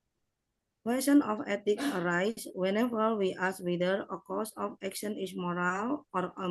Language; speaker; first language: English; non-native, learner; Indonesian